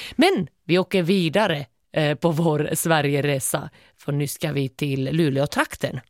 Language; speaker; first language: Swedish; native; Swedish